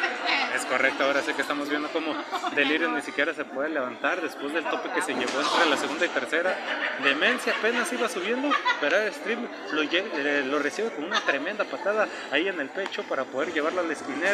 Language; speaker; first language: Spanish; native; Spanish